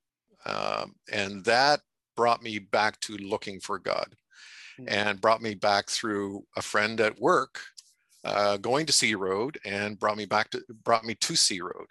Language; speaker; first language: English; native; English